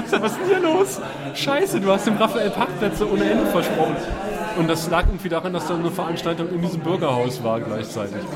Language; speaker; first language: German; native; German